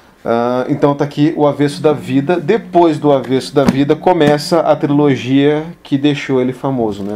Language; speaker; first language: Portuguese; native; Portuguese